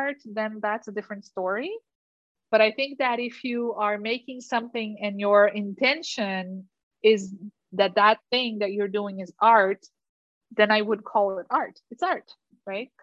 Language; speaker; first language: English; non-native, fluent; Portuguese